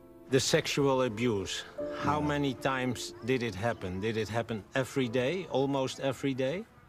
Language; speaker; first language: English; non-native, fluent; Dutch